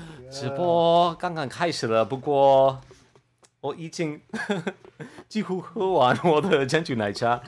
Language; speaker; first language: Chinese; non-native, learner; English